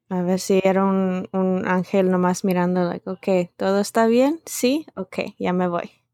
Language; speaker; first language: Spanish; early bilingual, heritage; Spanish